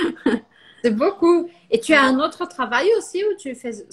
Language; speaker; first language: French; non-native, fluent; Portuguese